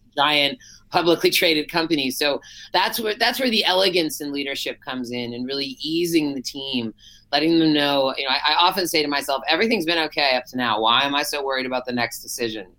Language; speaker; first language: English; native; English